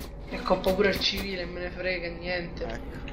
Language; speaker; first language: Italian; native; Italian